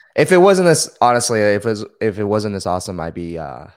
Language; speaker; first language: English; early bilingual, other home language; Chinese